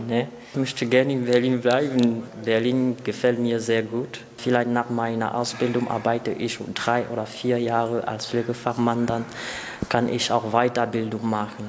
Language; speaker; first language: German; non-native, learner; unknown